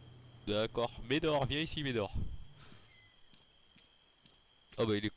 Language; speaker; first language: French; native; French